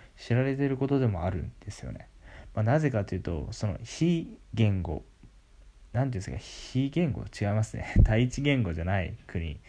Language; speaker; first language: Japanese; native; Japanese